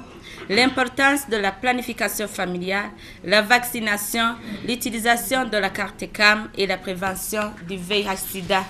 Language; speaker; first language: French; non-native, local second language; Rundi